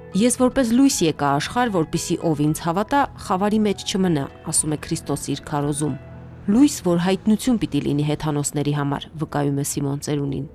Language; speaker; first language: Armenian; native; Armenian